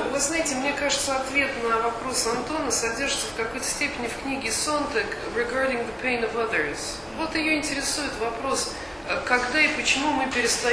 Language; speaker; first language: Russian; native; Russian